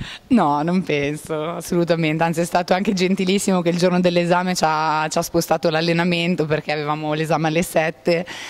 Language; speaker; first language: Italian; native; Italian